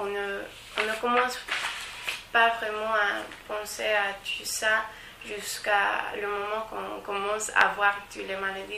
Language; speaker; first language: French; non-native, fluent; English